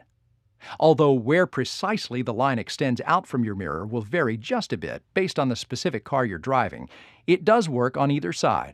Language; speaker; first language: English; native; English